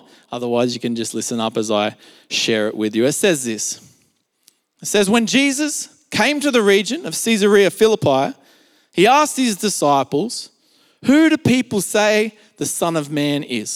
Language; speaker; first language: English; native; English